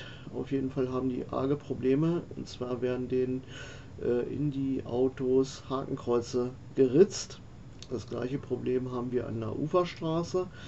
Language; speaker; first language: German; native; German